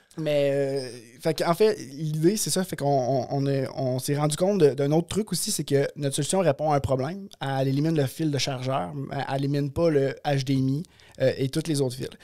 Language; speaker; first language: French; native; French